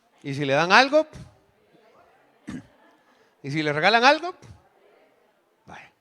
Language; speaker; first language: Spanish; native; Spanish